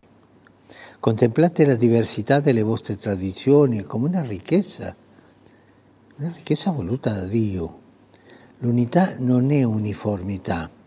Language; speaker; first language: Italian; non-native, fluent; Spanish